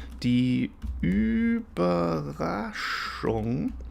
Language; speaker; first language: German; non-native, learner; English